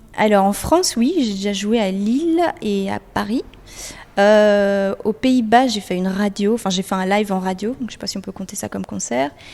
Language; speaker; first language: French; native; French